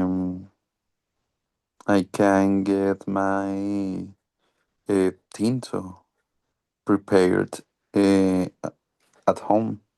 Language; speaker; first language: English; non-native, learner; Spanish